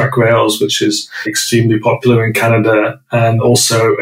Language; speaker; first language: English; native; English